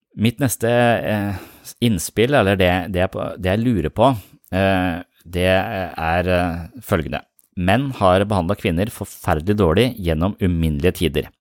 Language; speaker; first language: Norwegian; native; Norwegian